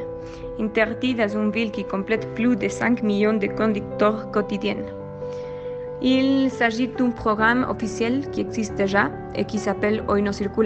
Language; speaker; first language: French; non-native, learner; Spanish